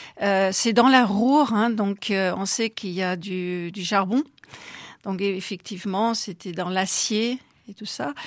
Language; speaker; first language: French; non-native, fluent; German